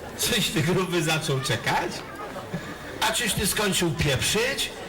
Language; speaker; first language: Polish; native; Polish